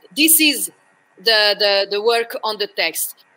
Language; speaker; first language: English; non-native, learner; French